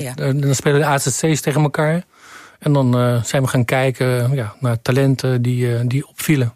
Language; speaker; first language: Dutch; native; Dutch